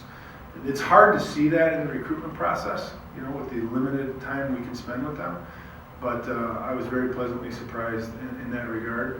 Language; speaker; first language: English; native; English